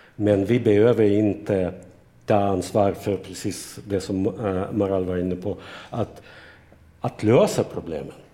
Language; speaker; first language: Swedish; non-native, fluent; Russian